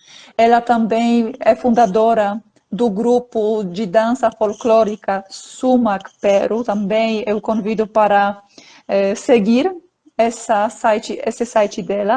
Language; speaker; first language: Portuguese; non-native, fluent; Polish